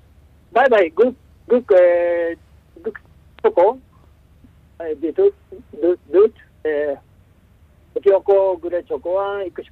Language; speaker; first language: Basque; non-native, learner; Japanese